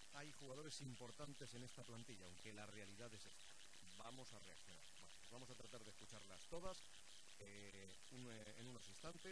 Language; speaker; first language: Spanish; native; Spanish